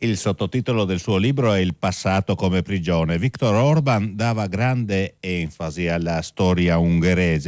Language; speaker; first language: Italian; native; Italian